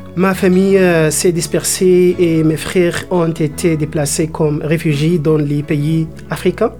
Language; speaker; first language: French; non-native, learner; Arabic